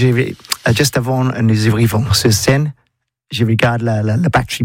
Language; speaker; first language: French; non-native, learner; English